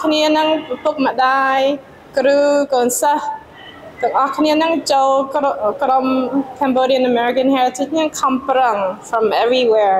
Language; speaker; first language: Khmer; early bilingual, heritage; Khmer